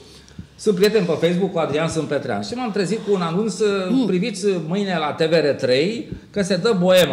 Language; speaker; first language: Romanian; native; Romanian